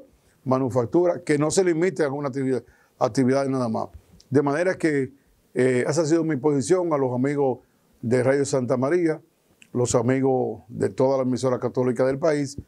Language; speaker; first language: Spanish; native; Spanish